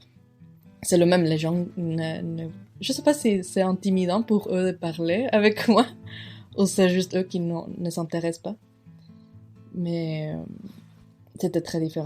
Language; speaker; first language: French; non-native, fluent; Spanish